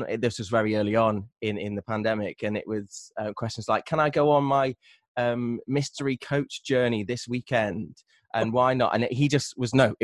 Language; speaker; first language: English; native; English